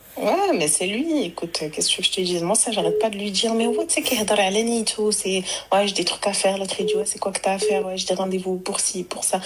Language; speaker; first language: French; early bilingual, other home language; Arabic